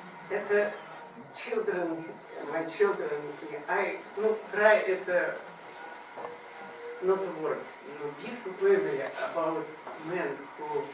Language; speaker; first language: English; non-native, learner; Russian